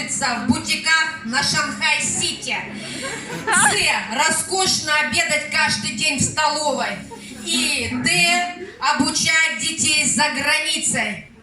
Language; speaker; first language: Russian; native; Russian